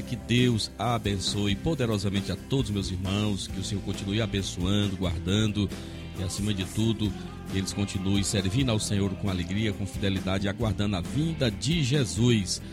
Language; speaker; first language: Portuguese; native; Portuguese